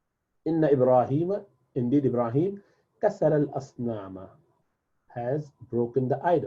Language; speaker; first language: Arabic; non-native, fluent; Urdu